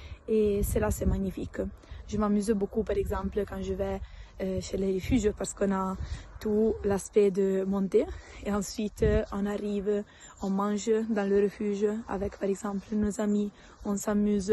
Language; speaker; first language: French; non-native, local second language; Italian